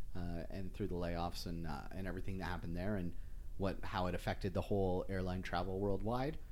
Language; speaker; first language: English; native; English